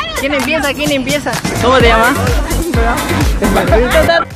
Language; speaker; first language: Spanish; native; Spanish